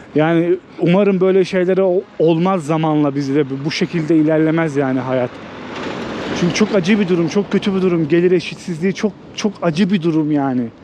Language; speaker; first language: Turkish; native; Turkish